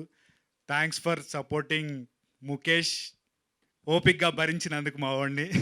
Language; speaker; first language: Telugu; native; Telugu